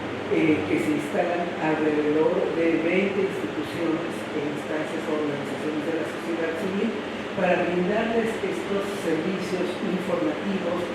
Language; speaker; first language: Spanish; native; Spanish